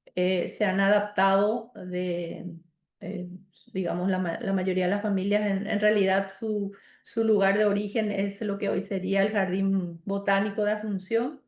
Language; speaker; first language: Spanish; native; Spanish